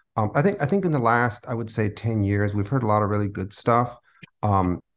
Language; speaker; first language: English; early bilingual, other home language; Spanish